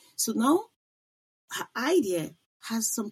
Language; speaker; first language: English; non-native, local second language; Igbo